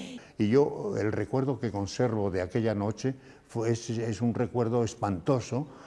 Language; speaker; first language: Spanish; native; Spanish